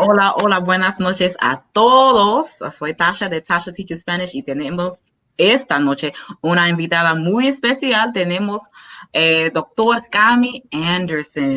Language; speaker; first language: Spanish; non-native, learner; English